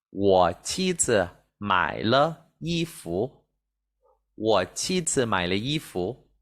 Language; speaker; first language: Chinese; non-native, fluent; Spanish